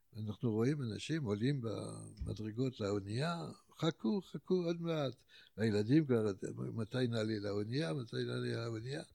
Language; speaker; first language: Hebrew; non-native, fluent; French